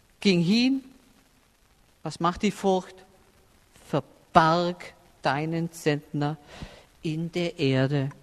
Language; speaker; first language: German; native; German